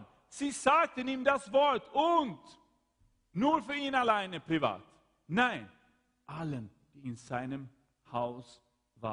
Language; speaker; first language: German; non-native, fluent; Swedish